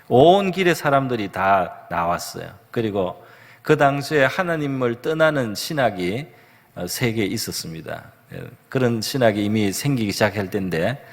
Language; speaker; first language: Korean; native; Korean